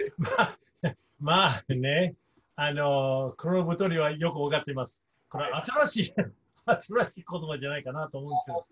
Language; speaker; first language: Japanese; non-native, fluent; English